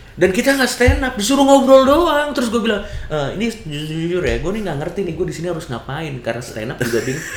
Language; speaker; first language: Indonesian; native; Indonesian